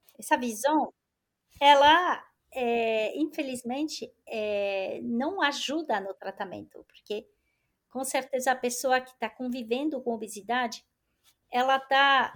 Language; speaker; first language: Portuguese; non-native, fluent; French